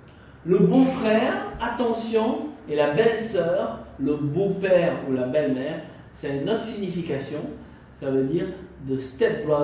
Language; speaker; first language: French; non-native, fluent; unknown